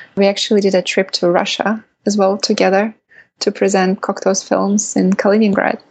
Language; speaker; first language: English; non-native, fluent; Russian